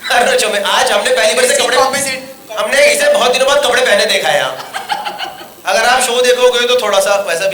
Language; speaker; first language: Hindi; native; Hindi